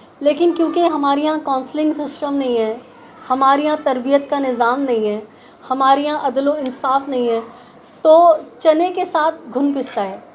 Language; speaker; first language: Urdu; native; Urdu